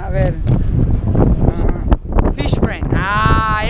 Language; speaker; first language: Spanish; non-native, learner; Portuguese